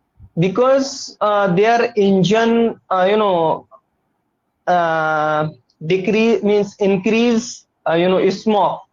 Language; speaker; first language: English; non-native, learner; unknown